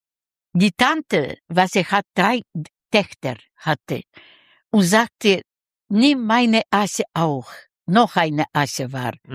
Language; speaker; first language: German; non-native, learner; Russian